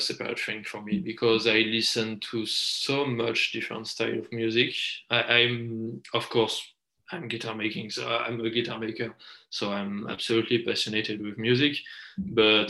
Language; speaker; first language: English; non-native, fluent; French